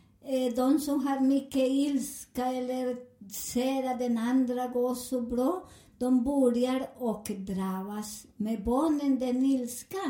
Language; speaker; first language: Swedish; non-native, learner; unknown